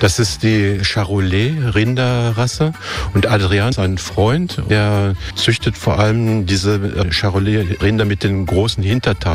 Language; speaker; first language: German; native; German